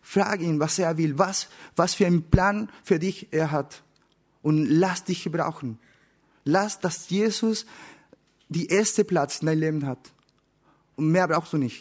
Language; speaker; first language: German; non-native, learner; Spanish